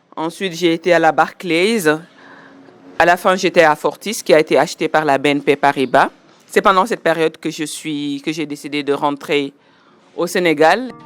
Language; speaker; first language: French; non-native, local second language; Wolof